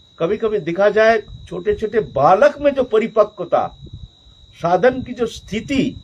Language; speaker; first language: Hindi; non-native, local second language; Bangla